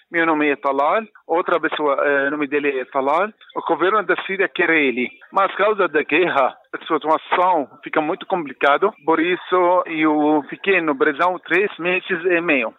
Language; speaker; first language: Portuguese; non-native, learner; Arabic